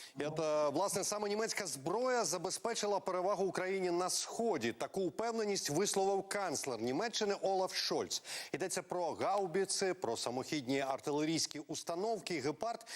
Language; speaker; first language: Ukrainian; native; Ukrainian